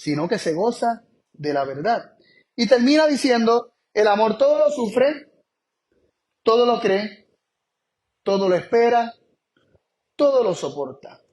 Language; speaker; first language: Spanish; native; Spanish